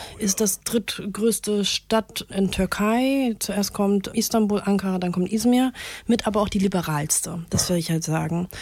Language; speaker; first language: German; early bilingual, other home language; Turkish